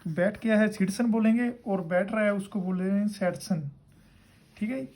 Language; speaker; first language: Hindi; non-native, local second language; Punjabi